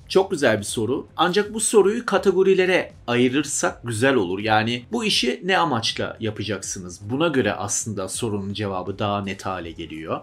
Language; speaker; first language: Turkish; early bilingual, heritage; Turkish